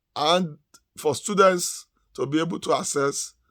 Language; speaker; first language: English; non-native, local second language; Yoruba